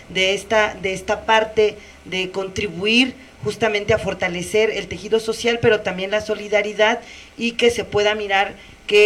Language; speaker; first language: Spanish; native; Spanish